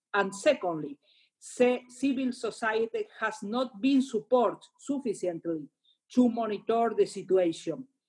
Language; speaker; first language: English; non-native, learner; Spanish